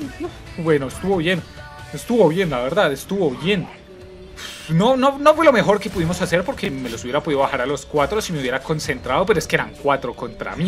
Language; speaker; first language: Spanish; native; Spanish